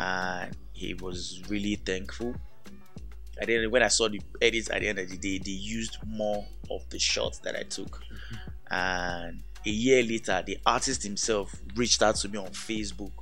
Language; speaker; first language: English; non-native, local second language; Yoruba